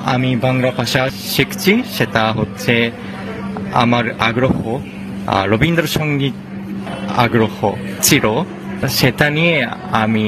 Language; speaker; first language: Bangla; non-native, learner; Japanese